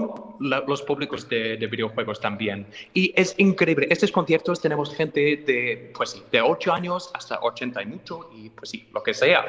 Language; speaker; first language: Spanish; non-native, fluent; English